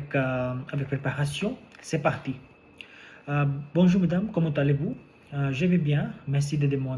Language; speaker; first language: French; non-native, learner; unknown